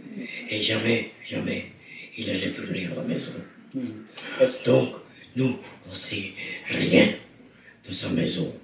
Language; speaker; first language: French; non-native, fluent; Dutch